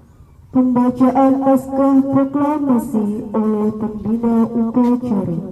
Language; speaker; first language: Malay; non-native, local second language; Javanese